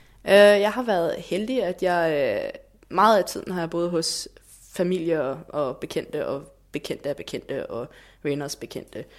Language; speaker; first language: Danish; native; Danish